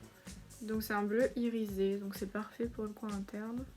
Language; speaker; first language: French; native; French